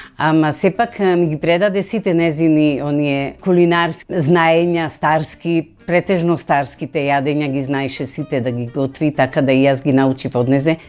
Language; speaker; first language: Macedonian; native; Macedonian